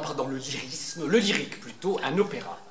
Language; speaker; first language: French; native; French